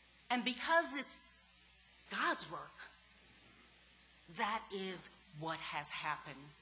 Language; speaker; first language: English; native; English